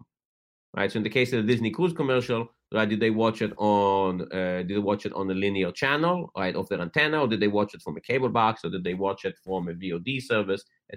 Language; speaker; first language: English; native; English